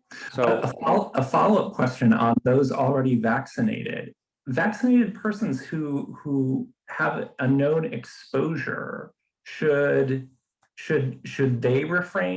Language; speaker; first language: English; native; English